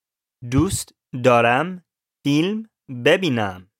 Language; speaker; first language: Persian; non-native, learner; English